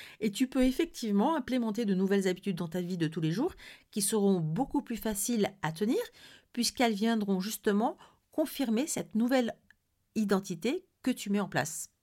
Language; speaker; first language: French; native; French